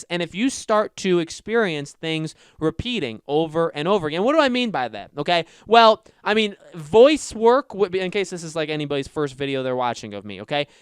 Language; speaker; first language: English; native; English